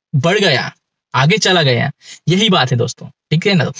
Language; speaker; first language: Hindi; native; Hindi